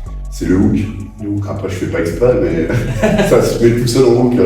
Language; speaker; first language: French; native; French